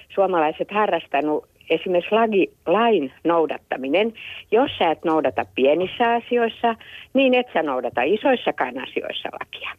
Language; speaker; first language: Finnish; native; Finnish